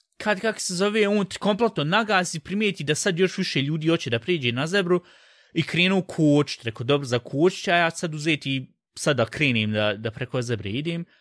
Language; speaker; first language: Bosnian; early bilingual, heritage; Bosnian